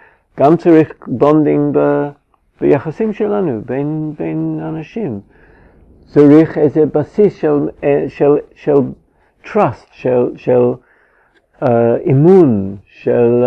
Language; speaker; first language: Hebrew; non-native, fluent; English